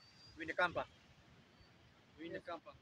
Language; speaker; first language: English; non-native, learner; Spanish